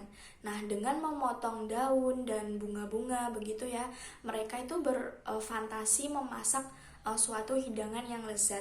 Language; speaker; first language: Indonesian; native; Indonesian